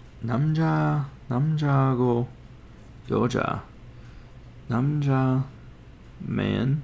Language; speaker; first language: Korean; non-native, learner; English